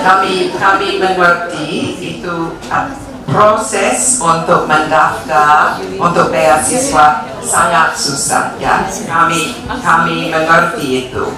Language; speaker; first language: Indonesian; non-native, fluent; English